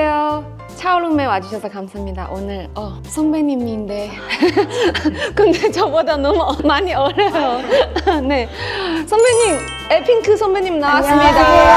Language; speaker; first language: Korean; non-native, fluent; Chinese